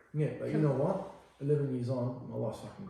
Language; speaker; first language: English; native; English